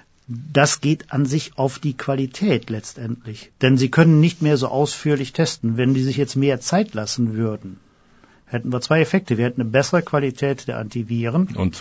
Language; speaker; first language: German; native; German